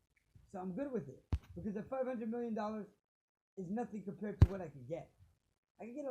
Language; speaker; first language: English; native; English